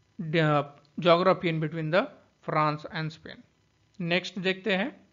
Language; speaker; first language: Hindi; non-native, local second language; Marathi